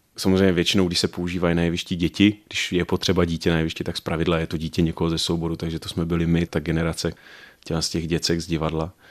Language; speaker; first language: Czech; native; Czech